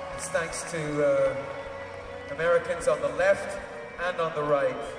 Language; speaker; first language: English; native; English